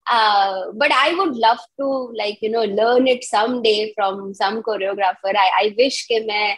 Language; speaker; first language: English; non-native, local second language; Gujarati